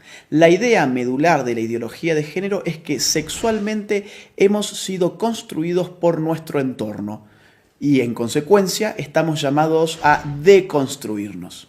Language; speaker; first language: Spanish; native; Spanish